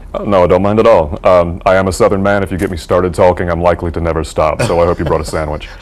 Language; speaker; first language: English; native; English